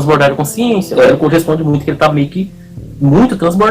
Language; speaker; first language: Portuguese; native; Portuguese